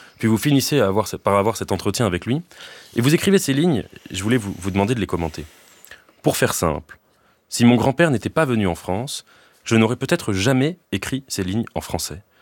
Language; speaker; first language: French; native; French